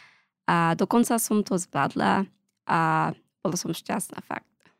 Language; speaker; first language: Slovak; non-native, learner; Pashto